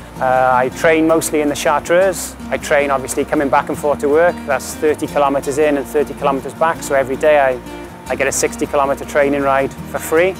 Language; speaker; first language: English; native; English